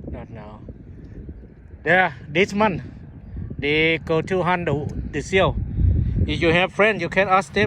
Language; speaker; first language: English; non-native, learner; Lao